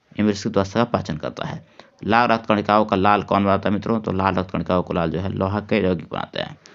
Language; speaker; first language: Hindi; native; Hindi